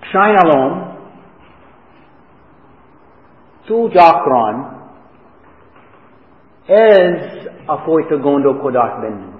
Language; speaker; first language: Hungarian; non-native, fluent; English